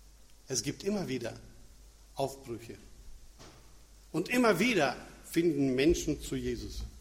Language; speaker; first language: German; non-native, fluent; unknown